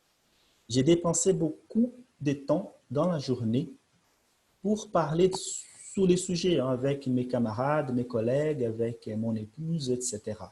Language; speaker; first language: French; non-native, fluent; Portuguese